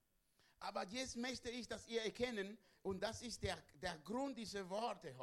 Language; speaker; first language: German; non-native, learner; Spanish